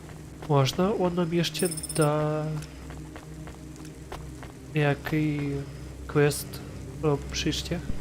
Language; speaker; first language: Czech; non-native, learner; Ukrainian